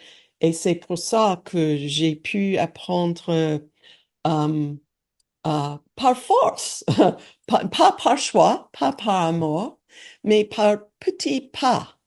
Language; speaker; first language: French; non-native, learner; English